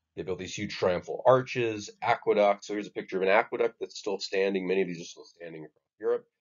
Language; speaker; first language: English; native; English